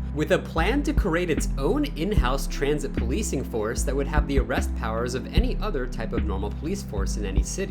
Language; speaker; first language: English; native; English